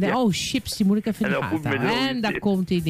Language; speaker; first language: Dutch; native; Dutch